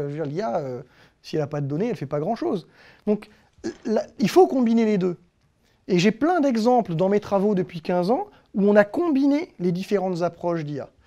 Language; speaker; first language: French; native; French